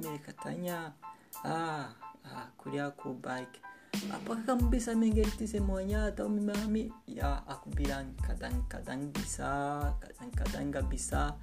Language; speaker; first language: Indonesian; non-native, learner; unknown